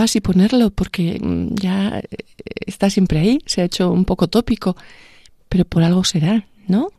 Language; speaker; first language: Spanish; native; Spanish